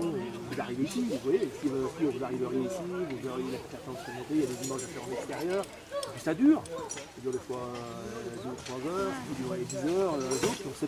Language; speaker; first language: French; native; French